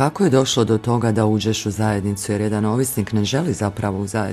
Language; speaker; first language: Croatian; native; Croatian